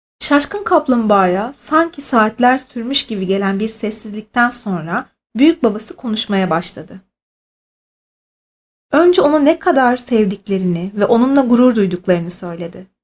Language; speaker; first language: Turkish; native; Turkish